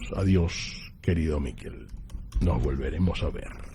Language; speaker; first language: Spanish; native; Spanish